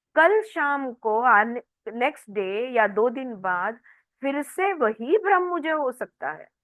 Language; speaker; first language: Hindi; non-native, local second language; Marathi